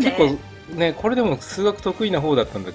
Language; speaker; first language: Japanese; native; Japanese